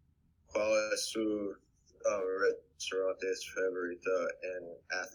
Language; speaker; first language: Spanish; non-native, learner; English